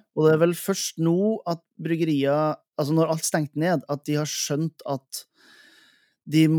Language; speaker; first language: Norwegian; native; Norwegian